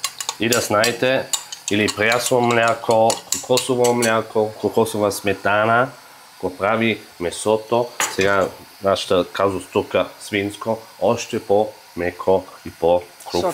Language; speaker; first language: Bulgarian; non-native, learner; German